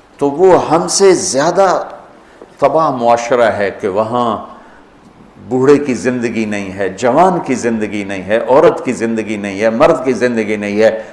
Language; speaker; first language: Urdu; non-native, local second language; Punjabi